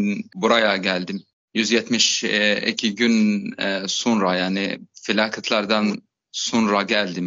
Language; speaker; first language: Turkish; non-native, fluent; Arabic